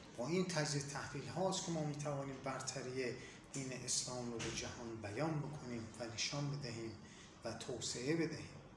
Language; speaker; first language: Persian; native; Persian